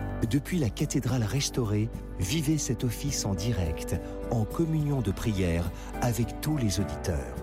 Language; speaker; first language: French; native; French